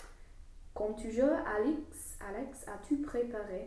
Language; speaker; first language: French; non-native, learner; English